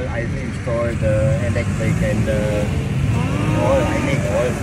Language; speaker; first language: English; non-native, learner; German